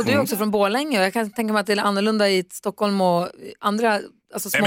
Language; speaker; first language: Swedish; native; Swedish